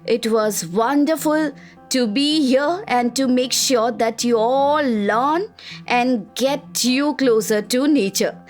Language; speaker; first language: English; non-native, local second language; Gujarati